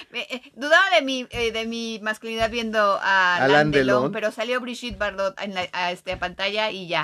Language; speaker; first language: Spanish; native; Spanish